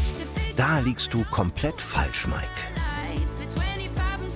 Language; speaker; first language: German; native; German